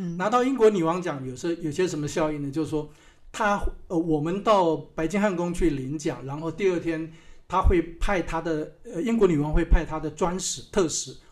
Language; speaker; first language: Chinese; native; Chinese